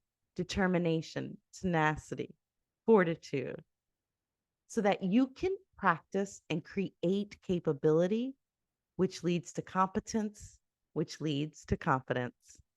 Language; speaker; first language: English; native; English